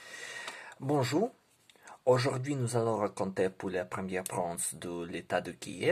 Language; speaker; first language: French; non-native, learner; Ukrainian